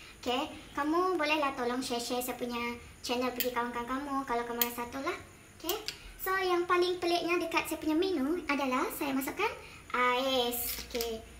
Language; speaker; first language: Malay; non-native, local second language; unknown